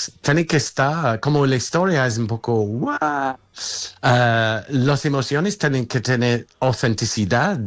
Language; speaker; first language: Spanish; non-native, fluent; English